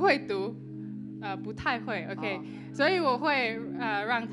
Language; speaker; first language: Chinese; non-native, learner; English